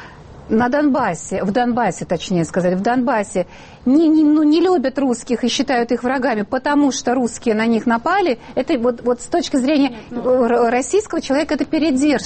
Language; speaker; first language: Russian; native; Russian